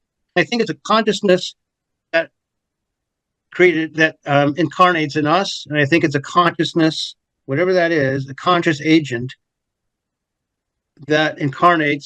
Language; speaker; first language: English; native; English